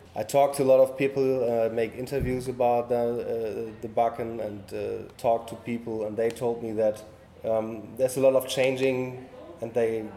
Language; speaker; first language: English; non-native, learner; German